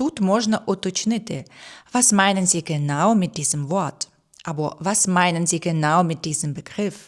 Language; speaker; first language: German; non-native, fluent; Ukrainian